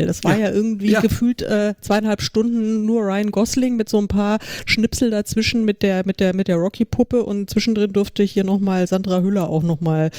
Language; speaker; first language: German; native; German